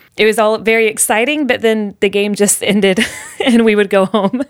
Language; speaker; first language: English; native; English